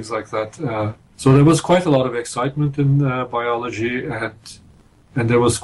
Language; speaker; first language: English; non-native, fluent; Turkish